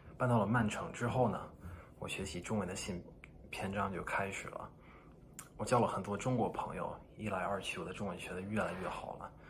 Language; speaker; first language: Chinese; non-native, fluent; English